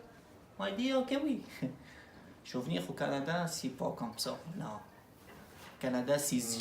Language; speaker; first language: French; non-native, learner; Arabic